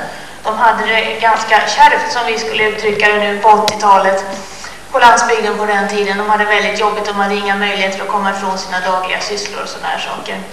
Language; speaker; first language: Swedish; native; Swedish